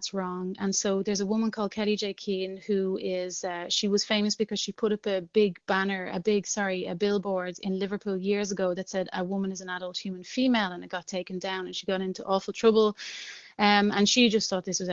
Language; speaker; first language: English; native; English